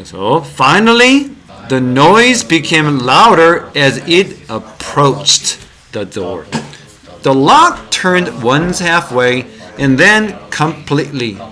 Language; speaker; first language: English; non-native, fluent; Korean